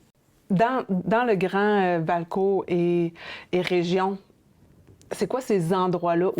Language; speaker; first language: French; native; French